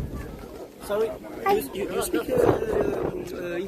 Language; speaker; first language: English; non-native, learner; French